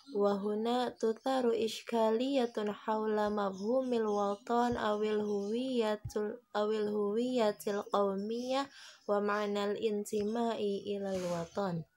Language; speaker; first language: Arabic; non-native, learner; Indonesian